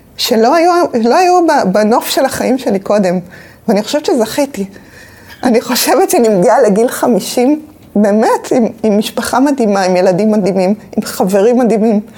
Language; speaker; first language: Hebrew; native; Hebrew